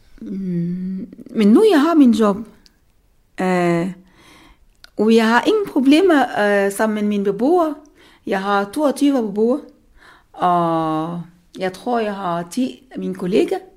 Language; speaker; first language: Danish; non-native, learner; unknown